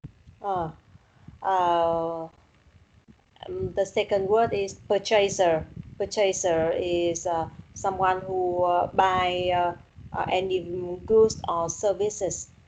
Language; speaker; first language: English; non-native, learner; Vietnamese